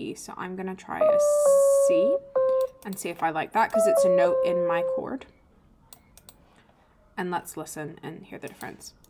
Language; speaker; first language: English; native; English